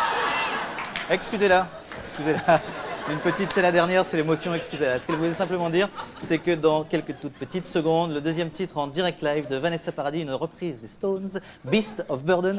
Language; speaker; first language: French; native; French